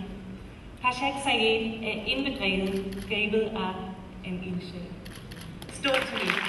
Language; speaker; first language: Danish; native; Danish